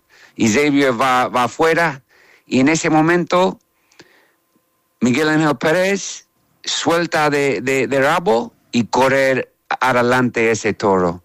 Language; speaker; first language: Spanish; non-native, learner; English